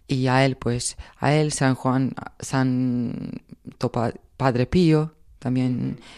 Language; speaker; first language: Spanish; non-native, fluent; Croatian